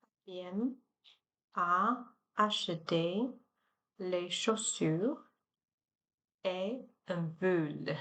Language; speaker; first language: French; non-native, learner; Chinese